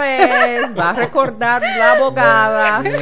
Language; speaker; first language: Spanish; non-native, learner; English